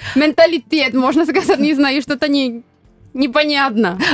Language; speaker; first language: Russian; non-native, learner; Spanish